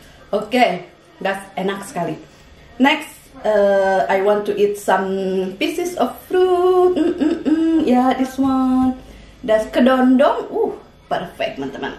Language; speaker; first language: English; non-native, fluent; Indonesian